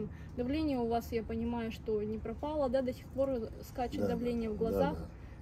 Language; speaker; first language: Russian; native; Russian